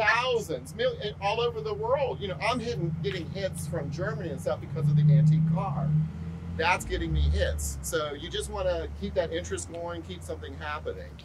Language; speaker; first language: English; native; English